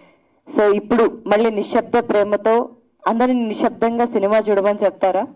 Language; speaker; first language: Telugu; native; Telugu